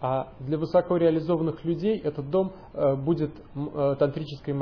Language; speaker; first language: Russian; native; Russian